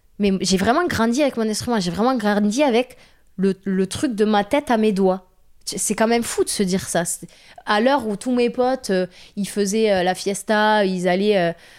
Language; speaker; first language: French; native; French